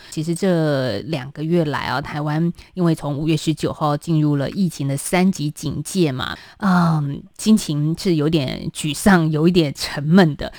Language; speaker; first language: Chinese; native; Chinese